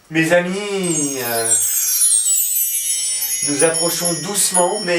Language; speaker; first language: French; native; French